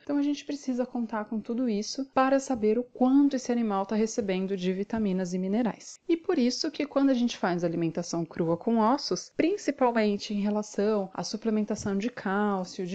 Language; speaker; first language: Portuguese; native; Portuguese